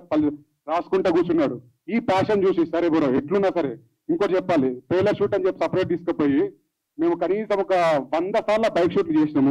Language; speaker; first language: Telugu; native; Telugu